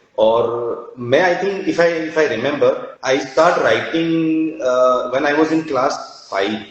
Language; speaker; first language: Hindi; non-native, local second language; Assamese